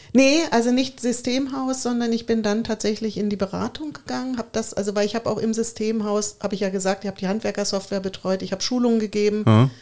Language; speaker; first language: German; native; German